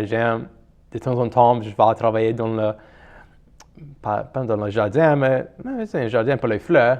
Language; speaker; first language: French; non-native, local second language; English